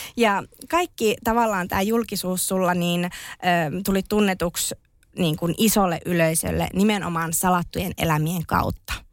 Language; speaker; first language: Finnish; native; Finnish